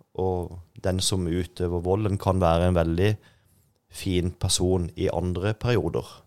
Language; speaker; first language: Norwegian; native; Norwegian